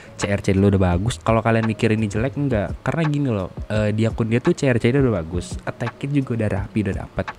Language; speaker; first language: Indonesian; native; Indonesian